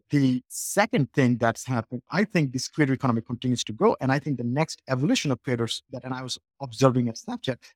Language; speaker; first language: English; non-native, local second language; Bangla